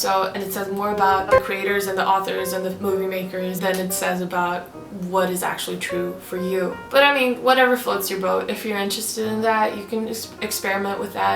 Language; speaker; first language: English; non-native, fluent; Swedish